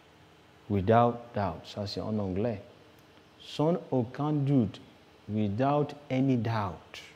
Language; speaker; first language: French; non-native, fluent; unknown